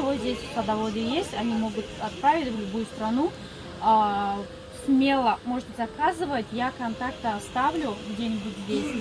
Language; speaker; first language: Russian; non-native, local second language; Tajik